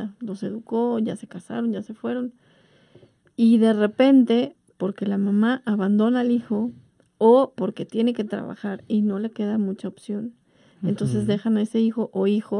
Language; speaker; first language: Spanish; native; Spanish